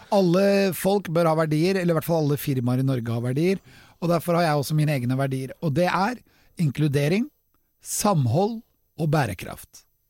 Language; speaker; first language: Norwegian; native; Norwegian